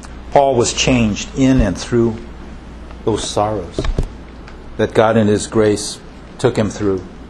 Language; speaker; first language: English; early bilingual, other home language; Japanese